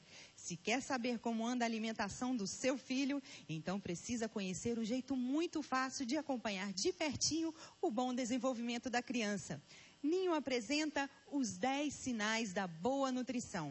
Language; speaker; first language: Portuguese; native; Portuguese